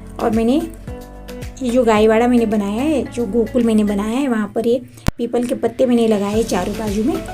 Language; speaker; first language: Hindi; non-native, local second language; Marathi